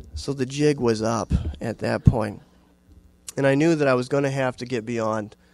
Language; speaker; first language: English; native; English